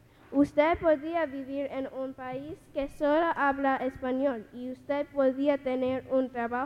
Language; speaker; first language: Spanish; non-native, learner; English